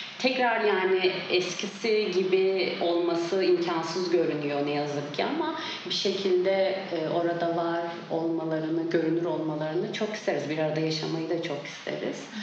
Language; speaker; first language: Turkish; non-native, local second language; Kurdish